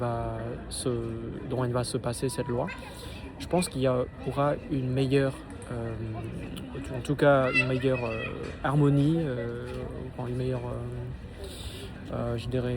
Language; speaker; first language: French; non-native, fluent; Vietnamese